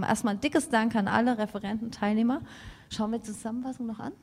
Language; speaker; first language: German; native; German